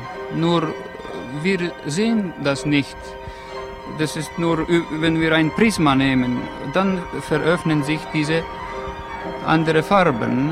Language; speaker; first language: German; non-native, fluent; Estonian